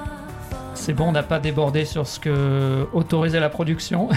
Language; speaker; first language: French; native; French